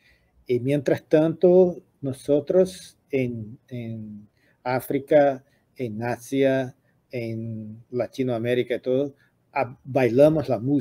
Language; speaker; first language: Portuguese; non-native, fluent; Spanish